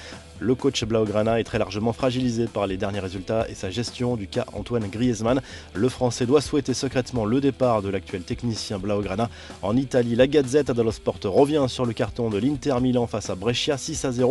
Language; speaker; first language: French; native; French